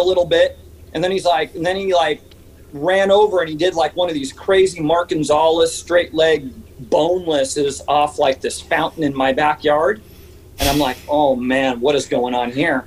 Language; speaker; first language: English; native; English